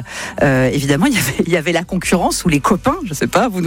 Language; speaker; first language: French; native; French